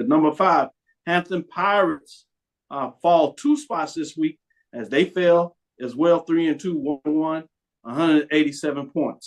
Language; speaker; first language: English; native; English